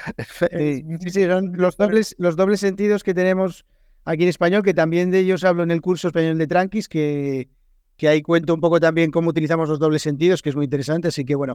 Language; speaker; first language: Spanish; native; Spanish